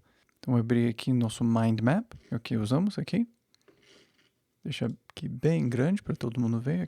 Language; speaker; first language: Portuguese; non-native, fluent; English